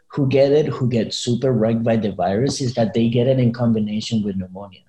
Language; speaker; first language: English; early bilingual, other home language; Spanish